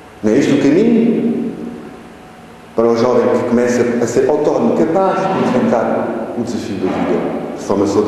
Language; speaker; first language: Portuguese; native; Portuguese